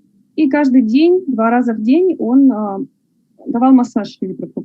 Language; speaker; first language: Russian; native; Russian